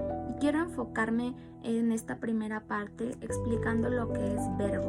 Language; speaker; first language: Spanish; native; Spanish